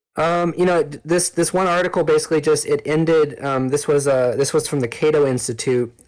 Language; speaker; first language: English; native; English